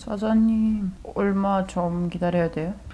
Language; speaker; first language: Korean; non-native, learner; Russian